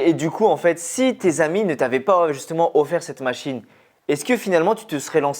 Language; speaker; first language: French; native; French